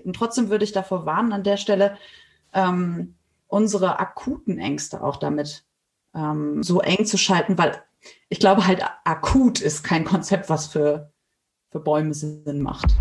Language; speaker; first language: German; native; German